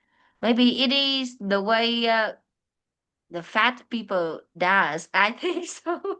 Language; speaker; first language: English; non-native, fluent; Vietnamese